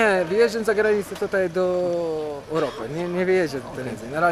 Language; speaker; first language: Polish; non-native, learner; Arabic